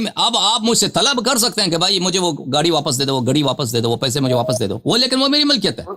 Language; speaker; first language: Urdu; non-native, fluent; Persian